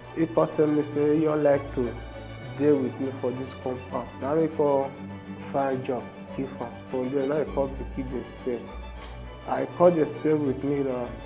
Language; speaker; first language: Nigerian Pidgin; non-native, local second language; Ibibio